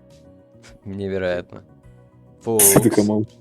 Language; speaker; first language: Russian; native; Russian